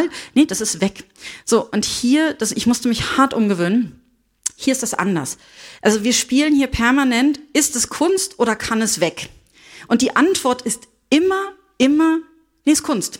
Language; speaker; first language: German; native; German